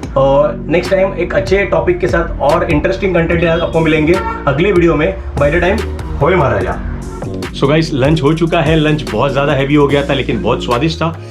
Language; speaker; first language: Hindi; non-native, local second language; Marathi